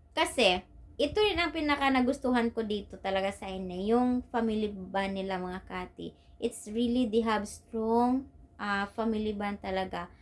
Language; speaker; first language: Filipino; non-native, local second language; Cebuano